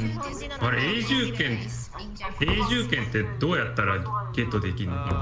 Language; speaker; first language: Japanese; native; Japanese